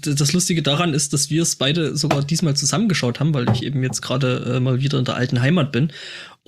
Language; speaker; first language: German; native; German